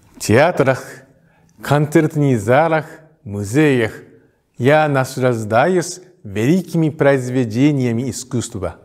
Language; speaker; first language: Russian; non-native, fluent; Japanese